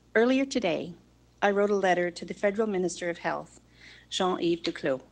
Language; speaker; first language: English; native; English